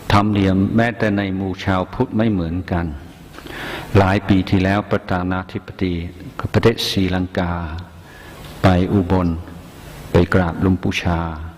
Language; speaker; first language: Thai; non-native, fluent; English